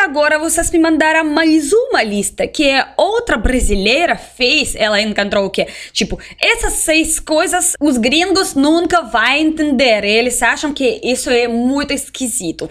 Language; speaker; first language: Portuguese; non-native, fluent; Russian